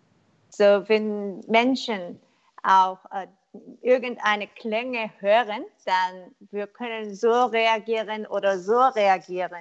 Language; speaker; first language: German; non-native, learner; Korean